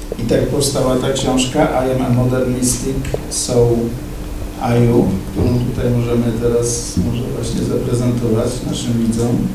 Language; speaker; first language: Polish; native; Polish